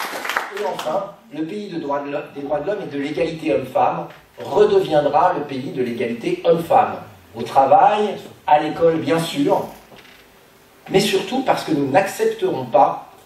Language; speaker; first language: French; native; French